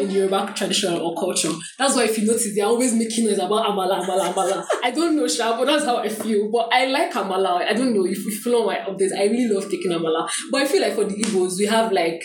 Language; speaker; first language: English; non-native, local second language; Yoruba